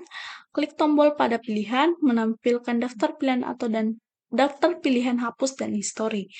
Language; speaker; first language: Indonesian; native; Indonesian